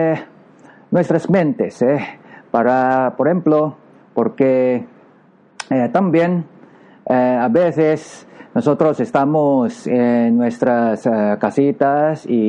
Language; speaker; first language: Spanish; non-native, learner; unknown